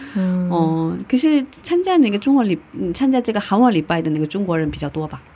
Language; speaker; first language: Chinese; non-native, fluent; Korean